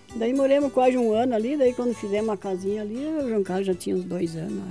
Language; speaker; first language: Portuguese; native; Portuguese